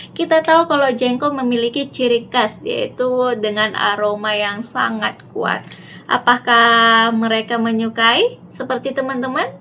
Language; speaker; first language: Indonesian; native; Indonesian